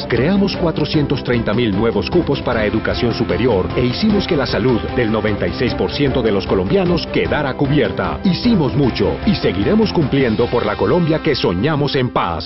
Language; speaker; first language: Spanish; native; Spanish